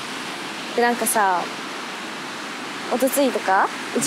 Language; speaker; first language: Japanese; native; Japanese